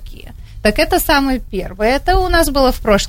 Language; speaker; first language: Russian; early bilingual, heritage; Russian